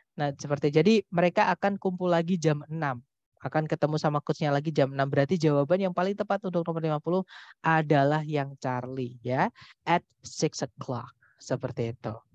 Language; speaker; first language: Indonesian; native; Indonesian